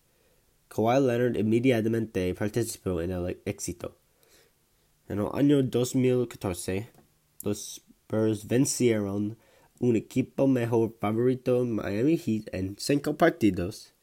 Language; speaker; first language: Spanish; non-native, learner; English